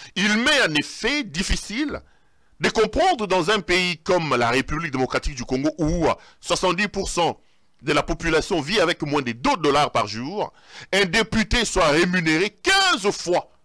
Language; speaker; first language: French; non-native, local second language; Lingala